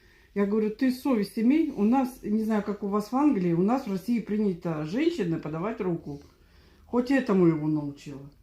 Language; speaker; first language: Russian; native; Russian